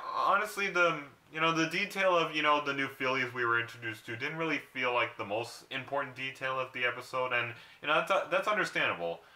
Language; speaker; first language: English; native; English